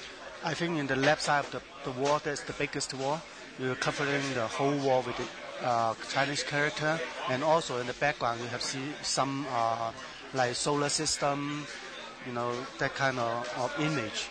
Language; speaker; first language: English; non-native, learner; Chinese